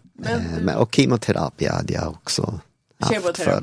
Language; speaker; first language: Swedish; non-native, fluent; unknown